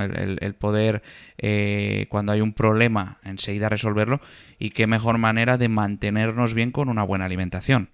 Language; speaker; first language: Spanish; native; Spanish